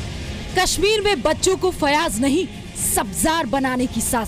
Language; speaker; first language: Hindi; native; Hindi